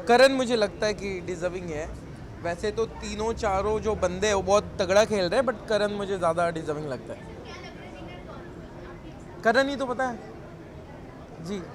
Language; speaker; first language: Hindi; native; Hindi